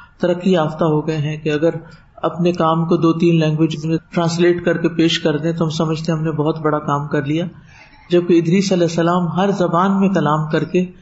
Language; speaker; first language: Urdu; native; Urdu